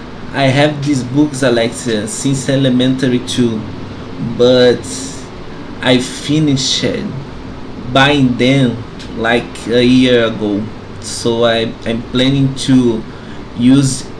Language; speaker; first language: English; non-native, fluent; Portuguese